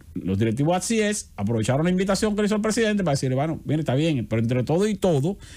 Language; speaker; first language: Spanish; native; Spanish